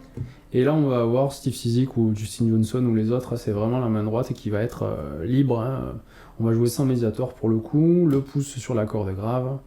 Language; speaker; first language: French; native; French